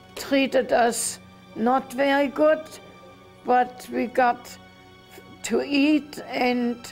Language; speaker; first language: English; non-native, learner; German